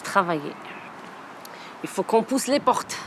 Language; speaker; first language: French; non-native, learner; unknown